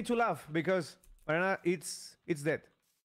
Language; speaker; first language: English; non-native, learner; Spanish